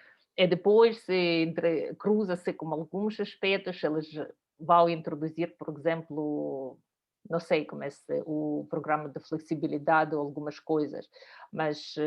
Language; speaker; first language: Portuguese; non-native, fluent; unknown